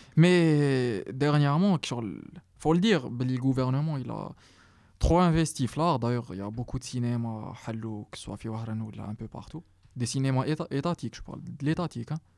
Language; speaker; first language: French; non-native, local second language; Arabic